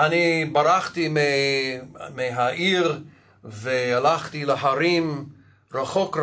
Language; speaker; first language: Hebrew; non-native, fluent; English